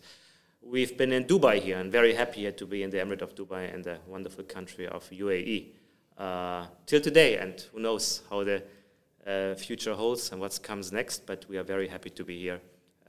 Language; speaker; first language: English; non-native, fluent; German